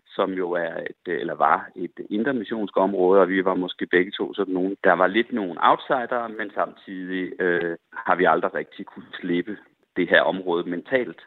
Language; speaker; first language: Danish; native; Danish